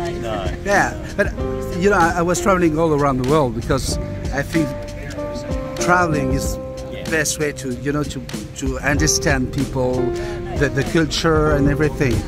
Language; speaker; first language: English; non-native, fluent; French